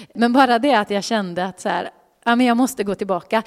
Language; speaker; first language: Swedish; native; Swedish